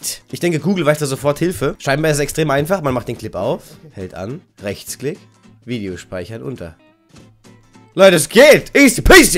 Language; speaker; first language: German; native; German